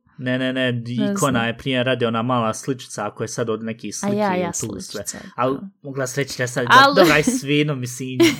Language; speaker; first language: Bosnian; early bilingual, heritage; Bosnian